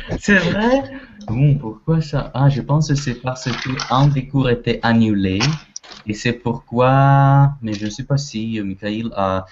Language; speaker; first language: French; non-native, fluent; Russian